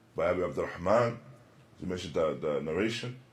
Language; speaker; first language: English; native; English